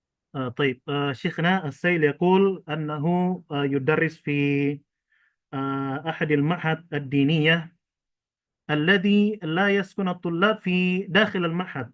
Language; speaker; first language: Arabic; non-native, fluent; Indonesian